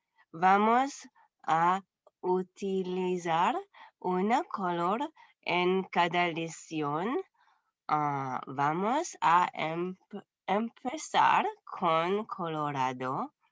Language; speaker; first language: Spanish; non-native, learner; English